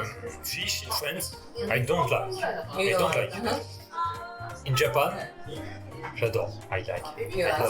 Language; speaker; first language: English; non-native, learner; French